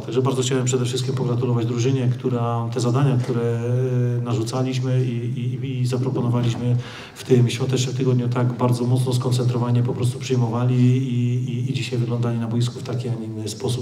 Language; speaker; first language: Polish; native; Polish